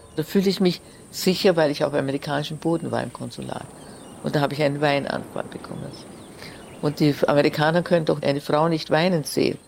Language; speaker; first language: German; native; German